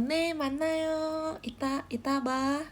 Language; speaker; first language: Korean; non-native, learner; Indonesian